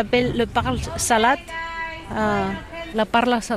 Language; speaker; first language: French; non-native, learner; Catalan